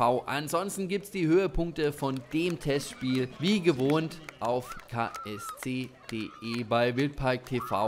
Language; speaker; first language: German; native; German